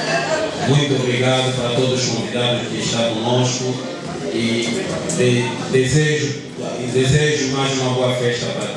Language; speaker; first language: Portuguese; non-native, fluent; French